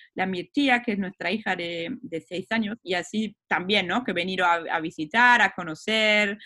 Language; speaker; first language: Spanish; non-native, fluent; German